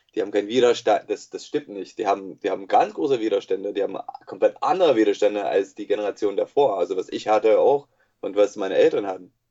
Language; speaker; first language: German; non-native, fluent; English